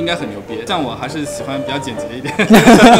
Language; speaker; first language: Chinese; native; Chinese